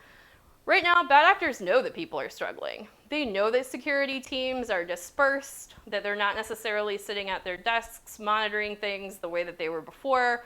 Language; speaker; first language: English; native; English